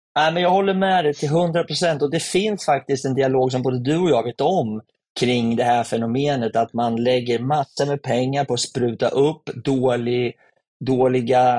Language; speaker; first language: Swedish; native; Swedish